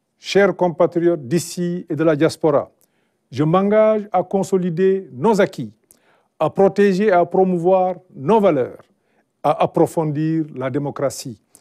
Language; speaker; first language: French; non-native, local second language; Wolof